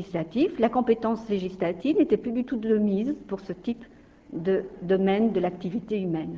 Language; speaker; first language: French; native; French